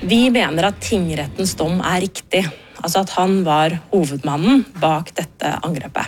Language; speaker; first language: Norwegian; native; Norwegian